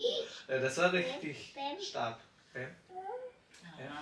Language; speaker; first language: German; non-native, fluent; Indonesian